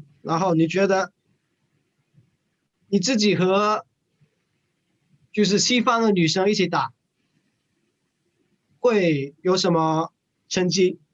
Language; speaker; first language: Chinese; non-native, fluent; English